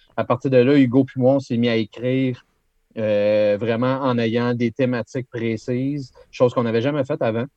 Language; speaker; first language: French; native; French